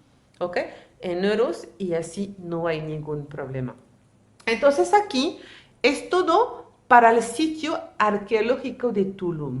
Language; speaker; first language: Spanish; native; Spanish